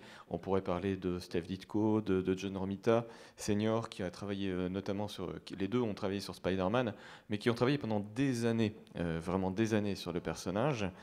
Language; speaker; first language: French; native; French